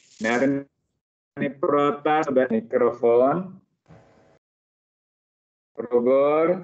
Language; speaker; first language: Swedish; non-native, fluent; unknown